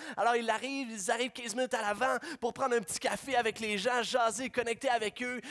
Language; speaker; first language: French; native; French